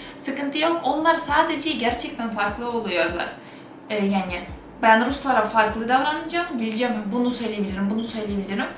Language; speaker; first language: Turkish; non-native, fluent; Russian